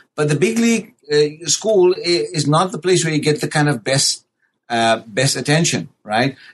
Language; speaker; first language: English; native; English